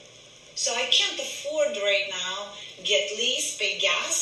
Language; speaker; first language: English; non-native, fluent; Ukrainian